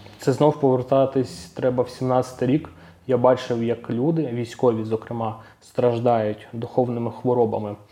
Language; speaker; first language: Ukrainian; non-native, local second language; Russian